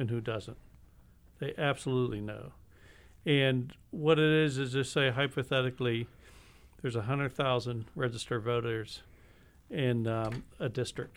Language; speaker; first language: English; native; English